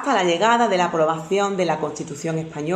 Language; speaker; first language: Spanish; native; Spanish